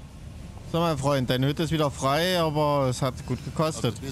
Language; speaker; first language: German; native; German